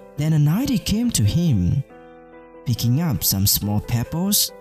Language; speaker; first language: English; non-native, fluent; Vietnamese